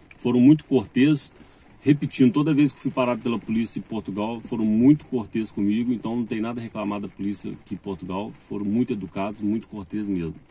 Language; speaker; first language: Portuguese; native; Portuguese